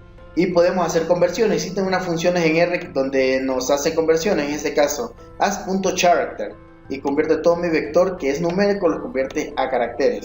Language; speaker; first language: Spanish; native; Spanish